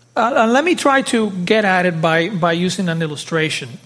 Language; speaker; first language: English; early bilingual, other home language; Spanish